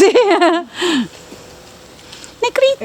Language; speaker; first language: Spanish; non-native, learner; English